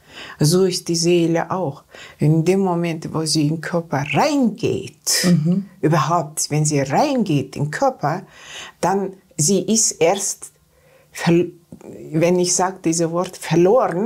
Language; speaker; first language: German; non-native, learner; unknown